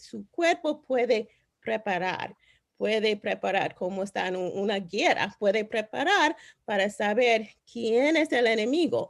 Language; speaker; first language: Spanish; non-native, learner; English